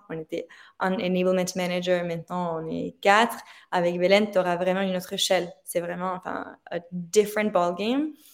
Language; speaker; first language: French; non-native, fluent; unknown